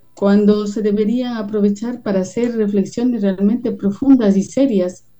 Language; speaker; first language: Spanish; native; Spanish